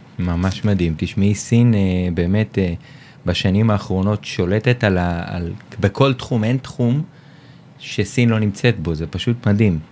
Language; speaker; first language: Hebrew; native; Hebrew